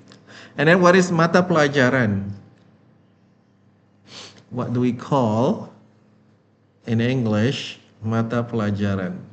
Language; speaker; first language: English; non-native, fluent; Indonesian